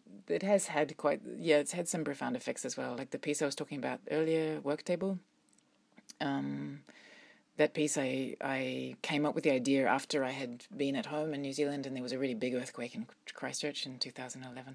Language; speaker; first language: English; native; English